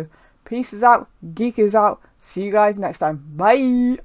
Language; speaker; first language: English; native; English